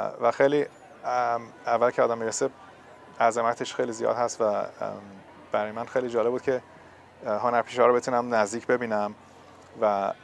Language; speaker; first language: Persian; early bilingual, heritage; Persian